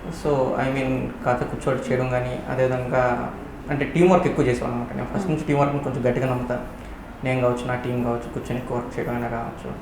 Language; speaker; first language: Telugu; native; Telugu